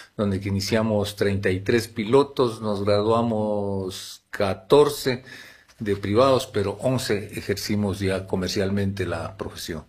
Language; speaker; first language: Spanish; non-native, local second language; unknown